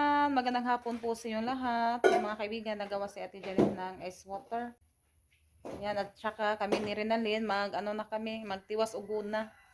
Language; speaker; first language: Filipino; non-native, local second language; Cebuano